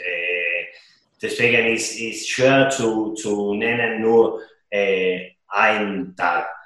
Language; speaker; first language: German; non-native, fluent; Spanish